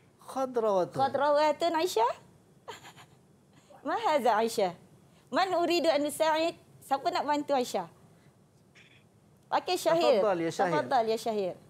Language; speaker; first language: Arabic; non-native, fluent; Malay